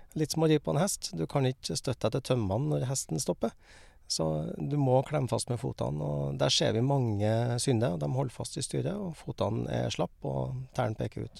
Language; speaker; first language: Norwegian; native; Norwegian